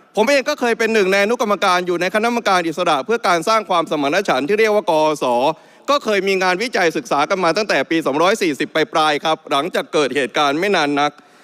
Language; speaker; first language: Thai; native; Thai